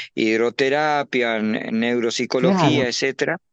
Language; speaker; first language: Spanish; native; Spanish